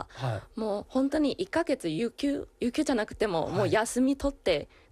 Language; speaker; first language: Japanese; non-native, fluent; Chinese